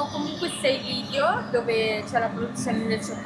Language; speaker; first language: Italian; native; Italian